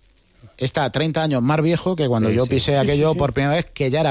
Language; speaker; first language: Spanish; native; Spanish